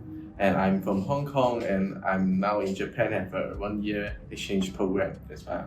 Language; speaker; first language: English; non-native, local second language; Cantonese